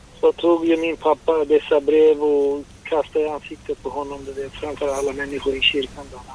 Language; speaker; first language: Swedish; early bilingual, other home language; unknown